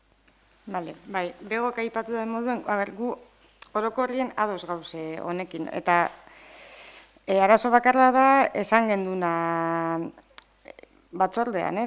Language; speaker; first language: Basque; native; Basque